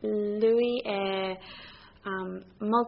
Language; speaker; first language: Italian; non-native, learner; English